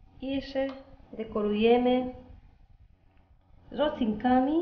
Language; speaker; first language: Polish; non-native, learner; Spanish